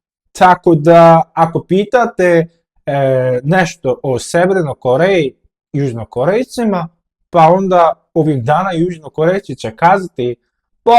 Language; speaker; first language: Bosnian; non-native, fluent; Korean